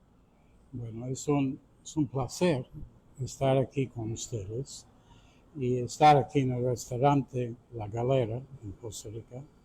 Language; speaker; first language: Spanish; non-native, fluent; English